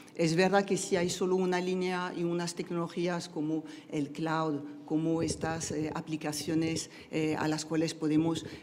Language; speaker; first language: Spanish; non-native, fluent; French